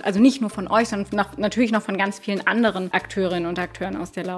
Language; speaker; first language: German; native; German